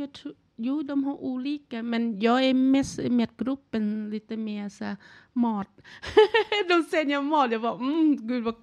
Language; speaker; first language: Swedish; non-native, learner; Thai